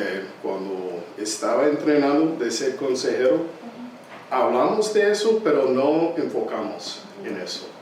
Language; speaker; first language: Spanish; early bilingual, heritage; English